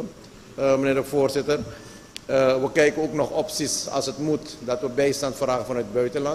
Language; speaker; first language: Dutch; native; Dutch